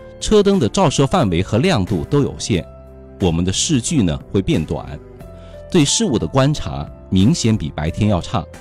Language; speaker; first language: Chinese; native; Chinese